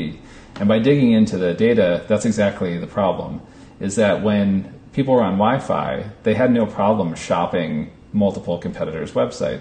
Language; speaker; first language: English; native; English